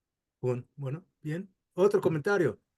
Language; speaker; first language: Spanish; non-native, fluent; English